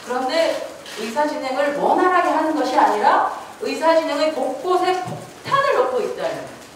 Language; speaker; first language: Korean; native; Korean